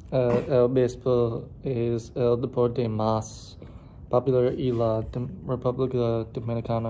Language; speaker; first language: Spanish; non-native, learner; English